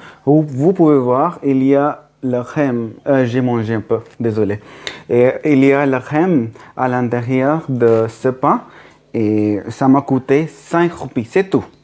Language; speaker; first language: French; non-native, learner; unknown